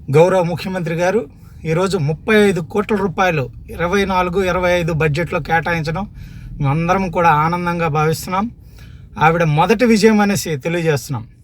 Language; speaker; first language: Telugu; native; Telugu